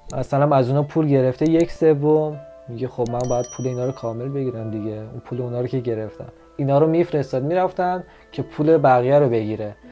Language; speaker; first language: Persian; native; Persian